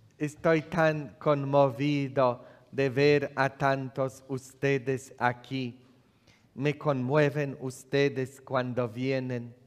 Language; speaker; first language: Spanish; non-native, fluent; Polish